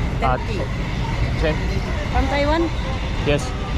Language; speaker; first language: English; non-native, learner; Korean